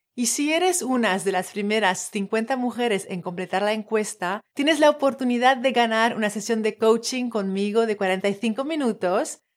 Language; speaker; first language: Spanish; non-native, fluent; French